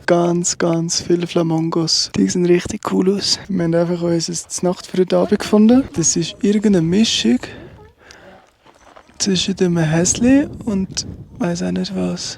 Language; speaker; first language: German; native; German